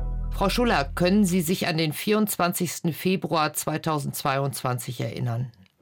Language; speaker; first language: German; native; German